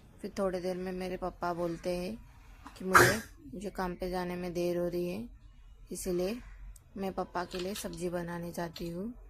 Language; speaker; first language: Hindi; non-native, local second language; Marathi